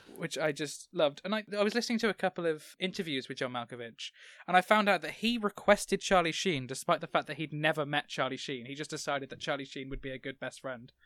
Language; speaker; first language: English; native; English